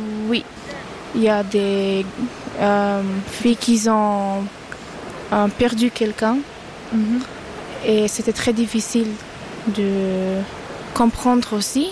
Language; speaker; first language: French; non-native, learner; Arabic